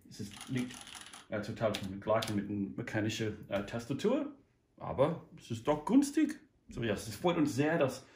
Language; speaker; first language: German; non-native, learner; English